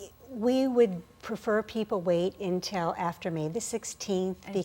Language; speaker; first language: English; native; English